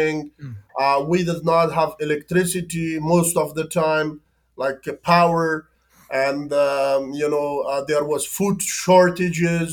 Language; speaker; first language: English; non-native, fluent; Persian